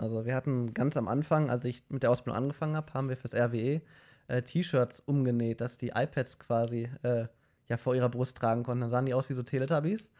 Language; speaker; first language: German; native; German